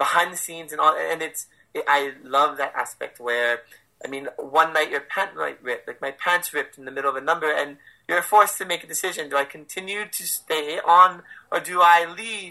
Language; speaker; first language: English; native; English